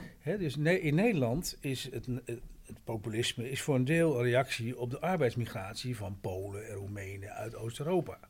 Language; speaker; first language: Dutch; native; Dutch